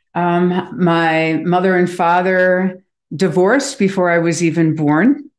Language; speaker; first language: English; native; English